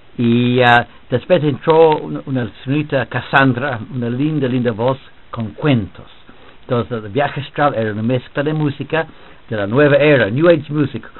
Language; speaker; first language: Spanish; non-native, fluent; English